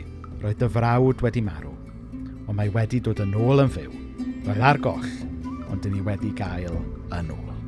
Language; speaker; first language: Welsh; native; Welsh